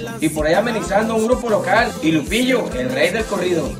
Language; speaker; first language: Spanish; native; Spanish